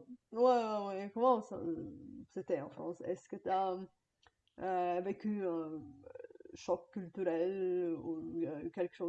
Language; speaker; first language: French; non-native, fluent; Bulgarian